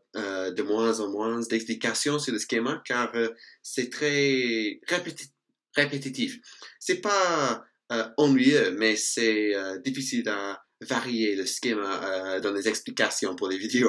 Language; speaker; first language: French; non-native, fluent; English